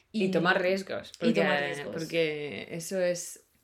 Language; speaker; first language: Spanish; non-native, fluent; English